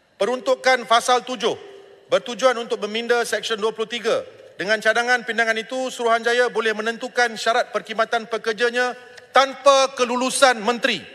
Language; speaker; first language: Malay; non-native, local second language; Tamil